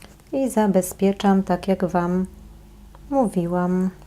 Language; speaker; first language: Polish; native; Polish